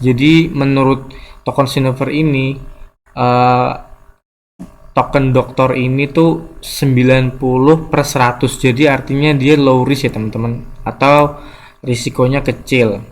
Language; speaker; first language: Indonesian; native; Indonesian